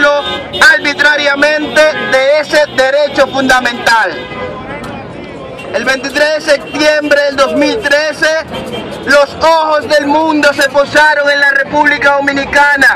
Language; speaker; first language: Spanish; native; Spanish